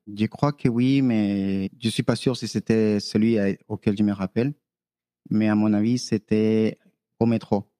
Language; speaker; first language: French; non-native, fluent; Spanish